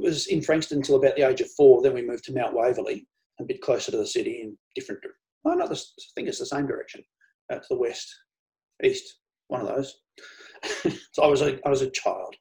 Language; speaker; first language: English; native; English